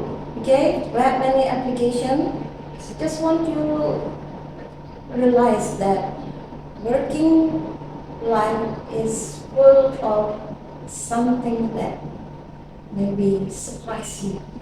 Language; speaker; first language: English; non-native, fluent; Indonesian